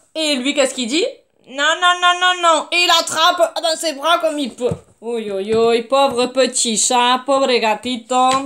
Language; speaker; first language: French; native; French